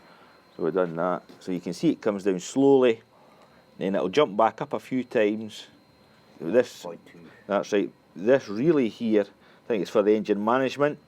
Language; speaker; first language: English; native; English